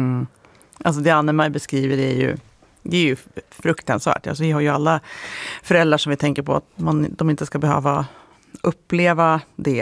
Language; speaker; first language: Swedish; native; Swedish